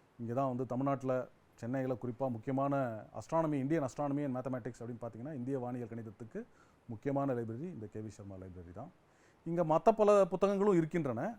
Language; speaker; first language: Tamil; native; Tamil